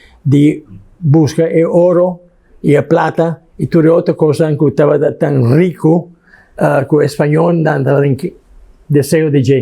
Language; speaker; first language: Portuguese; non-native, learner; Papiamento